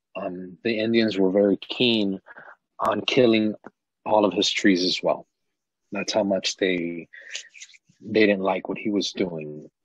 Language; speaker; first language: English; native; English